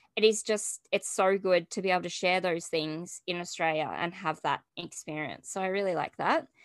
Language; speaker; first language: English; native; English